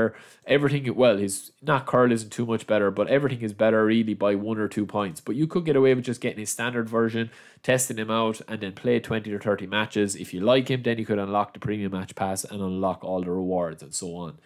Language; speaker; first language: English; native; English